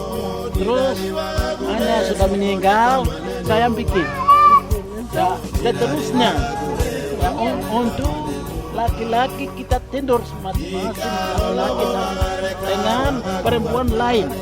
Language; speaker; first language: Indonesian; non-native, local second language; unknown